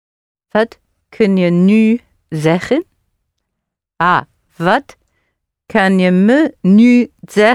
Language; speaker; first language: Dutch; non-native, learner; English